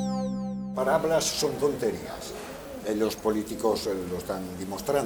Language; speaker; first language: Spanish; non-native, learner; Italian